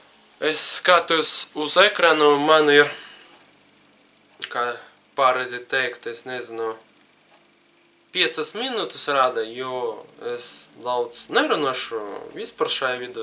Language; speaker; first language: Latvian; non-native, learner; Russian